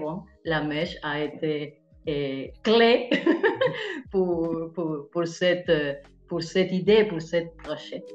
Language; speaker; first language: French; non-native, fluent; Spanish